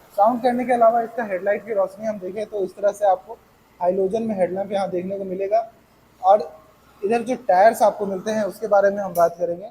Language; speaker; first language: Hindi; native; Hindi